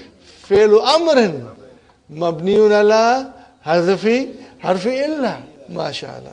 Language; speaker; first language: Arabic; non-native, fluent; Urdu